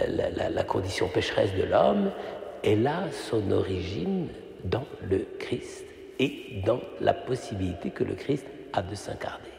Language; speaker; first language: French; native; French